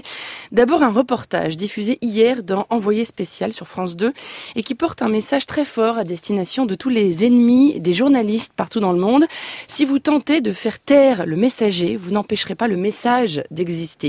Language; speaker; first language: French; native; French